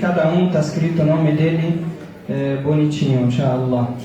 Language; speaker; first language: Portuguese; non-native, fluent; Arabic